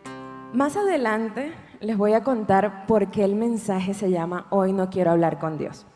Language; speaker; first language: Spanish; native; Spanish